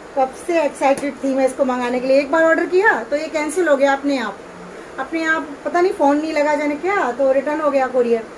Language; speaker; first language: Hindi; native; Hindi